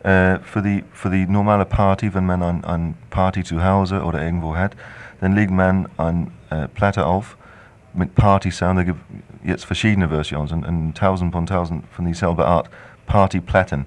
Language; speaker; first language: German; non-native, fluent; English